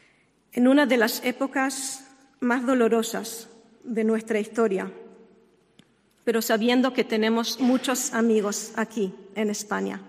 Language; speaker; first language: Spanish; non-native, fluent; Hebrew